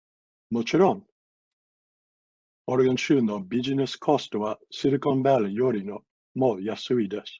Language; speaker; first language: Japanese; non-native, fluent; English